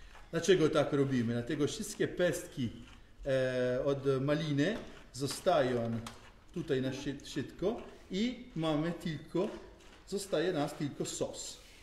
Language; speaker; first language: Polish; non-native, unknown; Italian